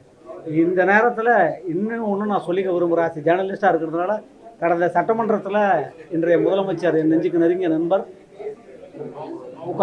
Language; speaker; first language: Tamil; native; Tamil